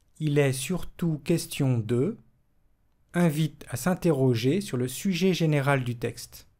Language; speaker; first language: French; native; French